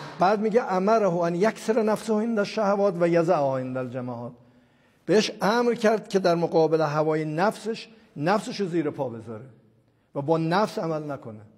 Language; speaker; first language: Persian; non-native, local second language; Azerbaijani